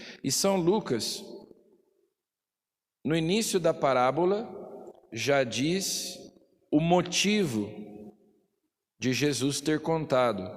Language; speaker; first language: Portuguese; native; Portuguese